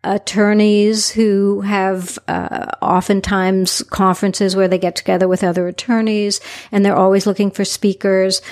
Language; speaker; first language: English; native; English